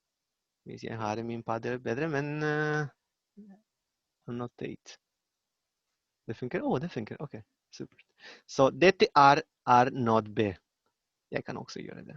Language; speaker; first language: Norwegian; non-native, learner; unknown